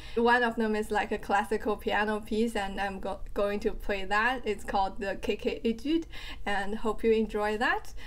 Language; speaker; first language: English; non-native, fluent; Chinese